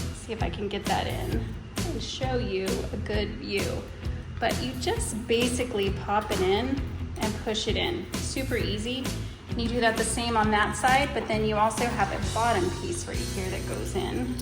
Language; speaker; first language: English; native; English